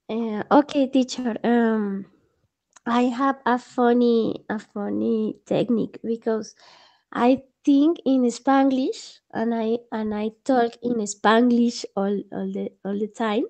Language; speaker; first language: English; non-native, learner; Spanish